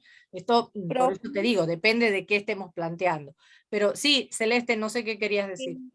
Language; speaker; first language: Spanish; native; Spanish